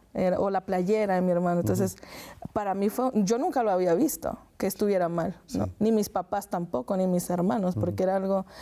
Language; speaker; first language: Spanish; native; Spanish